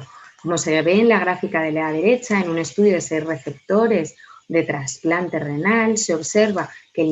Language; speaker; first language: Spanish; native; Spanish